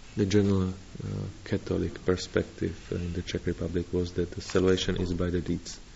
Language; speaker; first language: English; non-native, learner; Czech